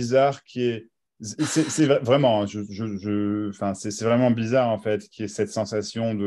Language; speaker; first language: French; native; French